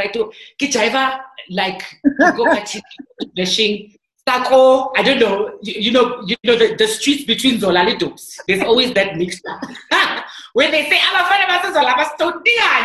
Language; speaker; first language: English; non-native, local second language; Zulu